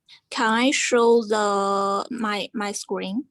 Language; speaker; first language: English; non-native, fluent; Chinese